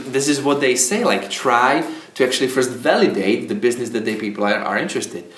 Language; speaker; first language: English; non-native, fluent; Czech